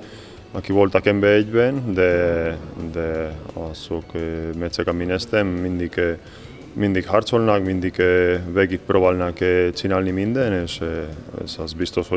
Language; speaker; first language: Hungarian; non-native, learner; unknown